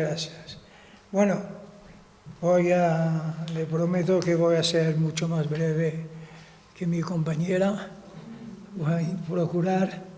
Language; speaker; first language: Spanish; non-native, fluent; Arabic